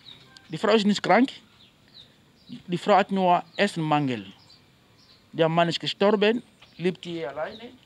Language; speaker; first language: German; non-native, fluent; Portuguese